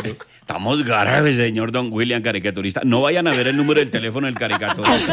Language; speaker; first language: Spanish; native; Spanish